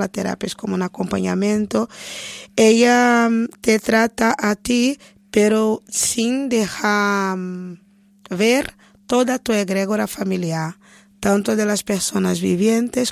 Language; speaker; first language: Spanish; non-native, fluent; Portuguese